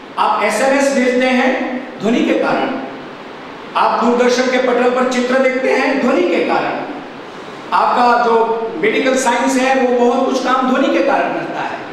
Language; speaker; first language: Hindi; non-native, local second language; Gujarati